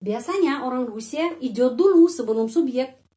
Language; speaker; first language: Indonesian; non-native, fluent; Russian